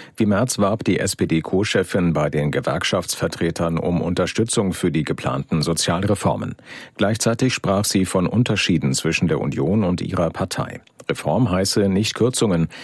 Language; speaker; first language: German; native; German